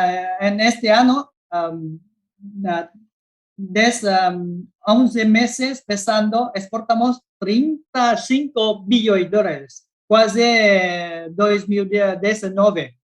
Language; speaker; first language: Spanish; non-native, learner; Vietnamese